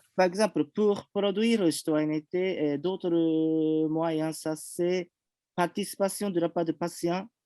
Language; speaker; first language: French; non-native, fluent; Japanese